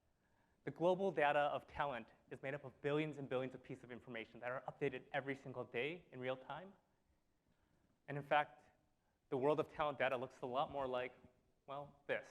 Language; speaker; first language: English; native; English